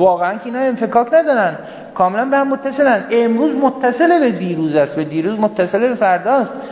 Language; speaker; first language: Persian; non-native, local second language; Azerbaijani